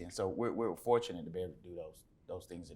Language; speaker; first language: English; native; English